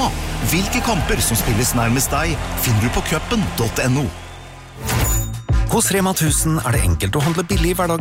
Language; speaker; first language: Norwegian; native; Norwegian